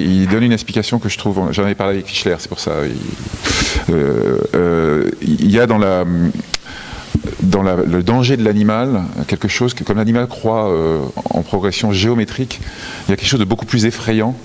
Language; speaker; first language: French; native; French